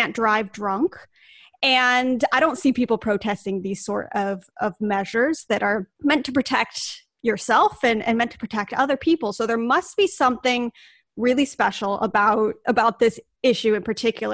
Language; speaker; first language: English; native; English